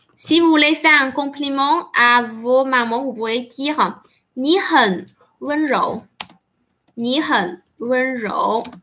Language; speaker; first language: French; non-native, fluent; Chinese